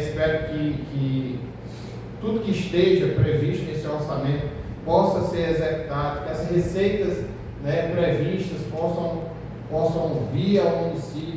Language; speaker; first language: Portuguese; native; Portuguese